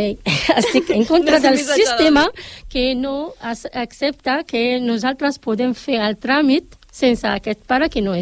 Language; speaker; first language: Catalan; non-native, fluent; Arabic